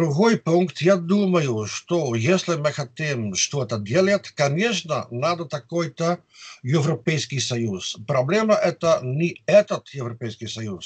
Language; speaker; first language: Russian; non-native, fluent; Dutch